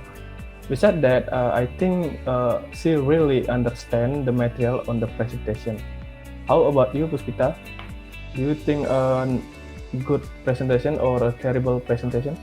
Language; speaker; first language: English; non-native, learner; Indonesian